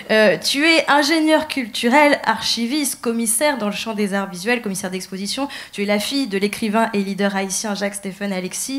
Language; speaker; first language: French; native; French